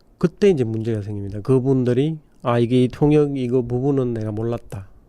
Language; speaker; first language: Korean; non-native, fluent; Bangla